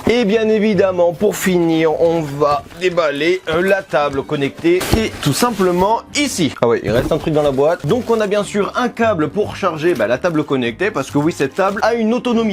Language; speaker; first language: French; native; French